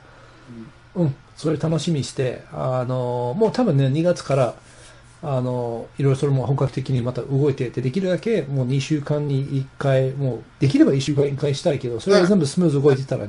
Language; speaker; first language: Japanese; non-native, fluent; English